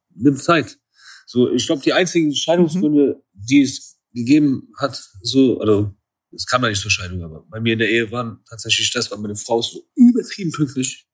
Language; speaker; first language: German; early bilingual, other home language; Kurdish